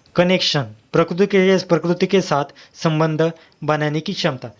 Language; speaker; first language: Hindi; non-native, local second language; Marathi